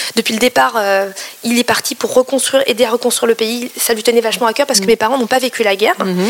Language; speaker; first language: French; native; French